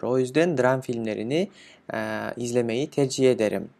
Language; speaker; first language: Turkish; non-native, fluent; Kyrgyz